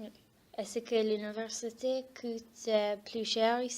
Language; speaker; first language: French; non-native, learner; English